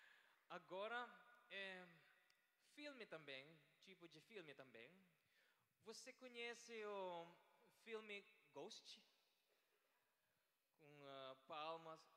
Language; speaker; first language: Portuguese; non-native, learner; Filipino